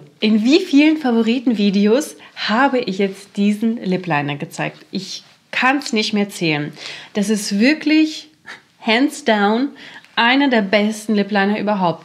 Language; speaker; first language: German; native; German